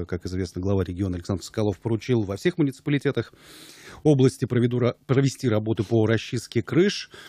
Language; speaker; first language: Russian; native; Russian